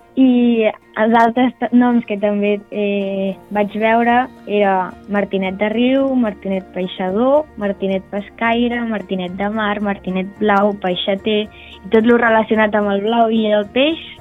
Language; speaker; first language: Catalan; native; Catalan